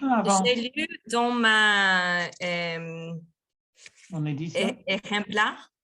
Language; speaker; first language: French; non-native, learner; Spanish